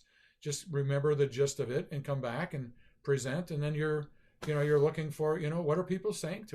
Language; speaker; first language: English; native; English